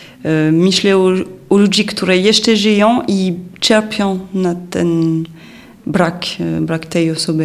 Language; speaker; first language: Polish; non-native, fluent; French